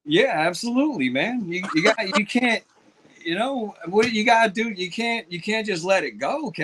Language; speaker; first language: English; native; English